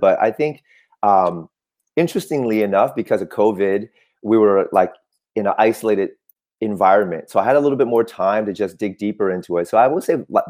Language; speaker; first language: English; early bilingual, other home language; Cantonese